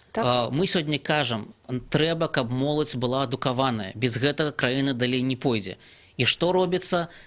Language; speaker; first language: Belarusian; native; Belarusian